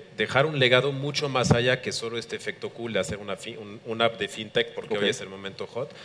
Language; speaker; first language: Spanish; non-native, fluent; French